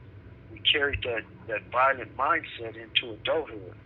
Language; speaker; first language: English; native; English